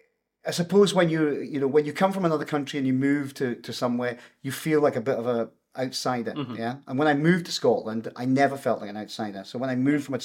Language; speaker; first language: English; native; English